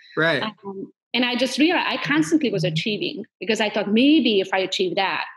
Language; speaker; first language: English; non-native, fluent; Hungarian